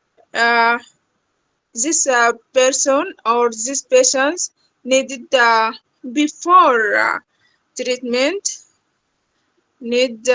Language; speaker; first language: English; non-native, learner; Arabic